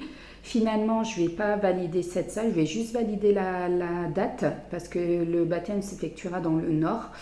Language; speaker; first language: French; native; French